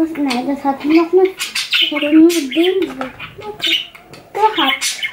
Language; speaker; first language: German; early bilingual, other home language; Turkish